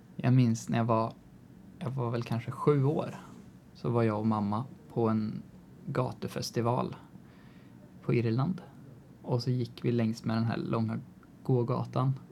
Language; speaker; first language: Swedish; native; Swedish